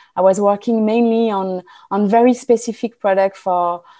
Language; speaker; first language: English; non-native, fluent; French